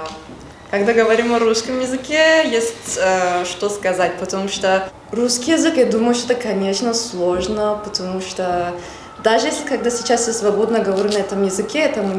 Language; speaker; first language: Russian; non-native, fluent; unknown